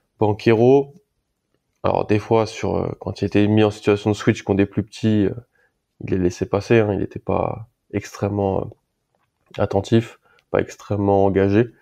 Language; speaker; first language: French; native; French